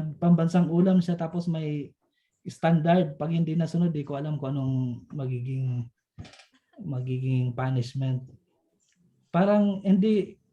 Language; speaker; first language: Filipino; non-native, local second language; Bikol